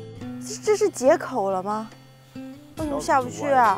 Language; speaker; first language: Chinese; native; Chinese